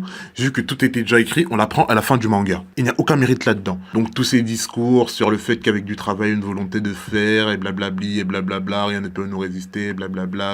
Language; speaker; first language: French; native; French